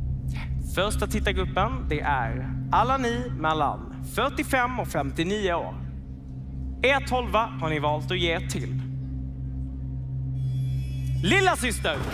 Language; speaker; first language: Swedish; native; Swedish